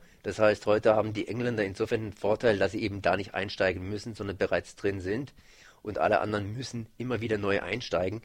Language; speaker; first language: German; native; German